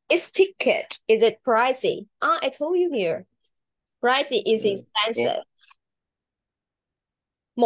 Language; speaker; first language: English; non-native, learner; Vietnamese